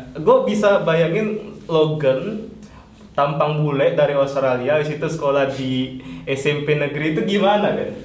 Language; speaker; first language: Indonesian; native; Indonesian